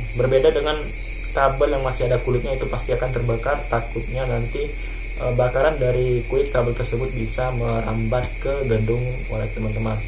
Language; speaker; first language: Indonesian; non-native, local second language; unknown